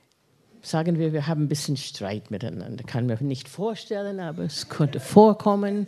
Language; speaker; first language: German; non-native, fluent; English